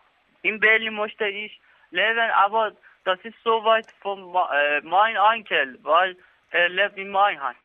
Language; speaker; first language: German; non-native, learner; Persian